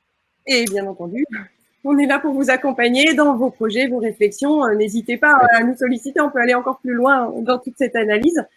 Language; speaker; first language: French; native; French